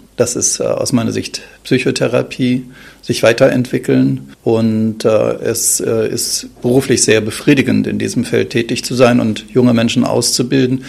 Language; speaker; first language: German; native; German